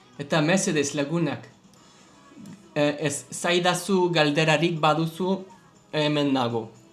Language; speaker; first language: Basque; non-native, learner; English